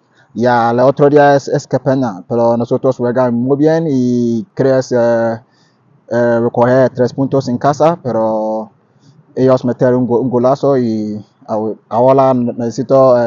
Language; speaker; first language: Spanish; non-native, learner; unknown